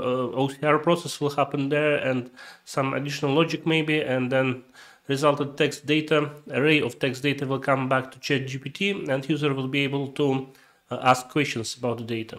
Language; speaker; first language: English; non-native, fluent; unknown